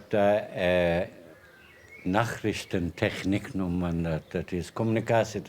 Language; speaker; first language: Dutch; non-native, fluent; Persian